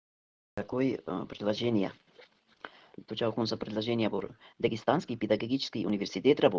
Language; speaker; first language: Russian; non-native, local second language; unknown